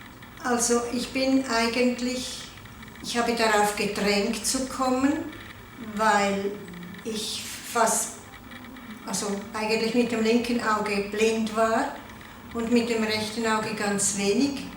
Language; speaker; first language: German; non-native, local second language; Italian